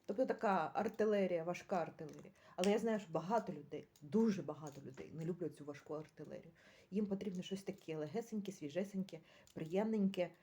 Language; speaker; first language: Ukrainian; native; Ukrainian